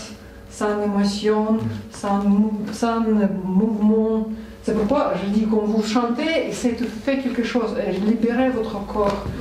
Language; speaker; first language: French; non-native, learner; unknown